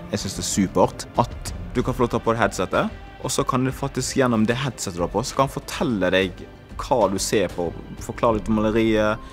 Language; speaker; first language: Norwegian; non-native, fluent; Swahili